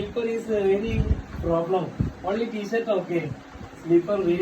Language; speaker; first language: English; non-native, learner; Malayalam